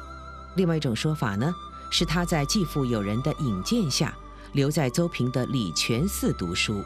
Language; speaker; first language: Chinese; native; Chinese